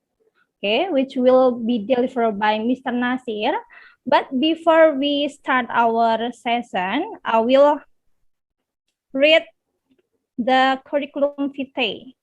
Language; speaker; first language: English; non-native, learner; Indonesian